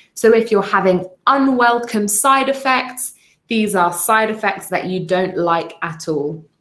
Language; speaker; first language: English; native; English